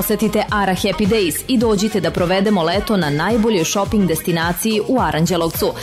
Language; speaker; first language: Serbian; native; Serbian